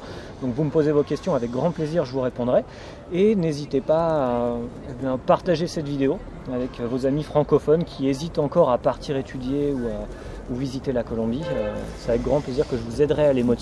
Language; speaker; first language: French; native; French